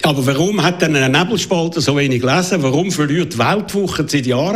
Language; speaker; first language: German; native; German